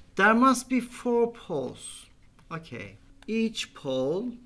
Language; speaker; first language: English; non-native, fluent; Turkish